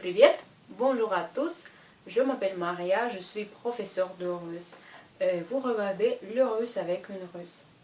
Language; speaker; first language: French; non-native, fluent; Russian